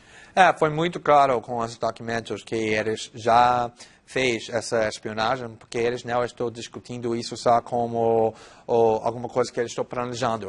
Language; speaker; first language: Portuguese; non-native, fluent; English